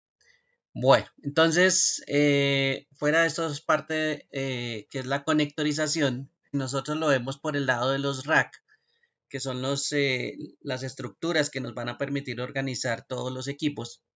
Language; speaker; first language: Spanish; native; Spanish